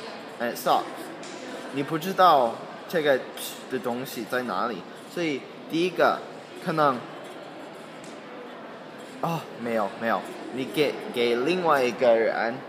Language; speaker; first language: Chinese; non-native, learner; English